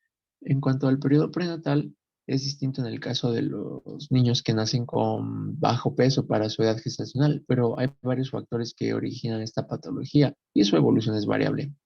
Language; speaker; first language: Spanish; native; Spanish